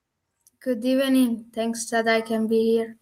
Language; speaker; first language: English; non-native, learner; German